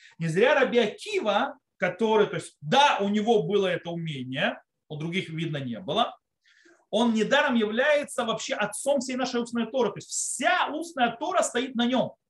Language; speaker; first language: Russian; early bilingual, heritage; Russian